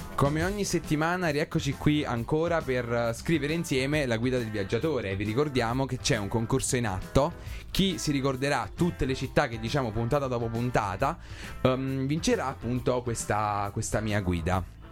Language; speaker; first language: Italian; native; Italian